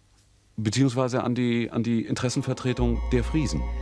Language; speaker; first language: German; native; German